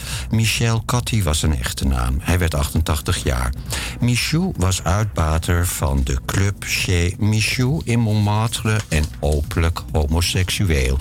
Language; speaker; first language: Dutch; native; Dutch